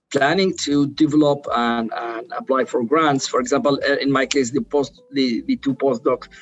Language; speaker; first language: English; non-native, fluent; Arabic